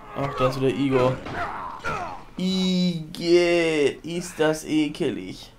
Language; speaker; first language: German; native; German